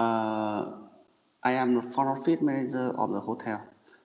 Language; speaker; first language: English; non-native, learner; Vietnamese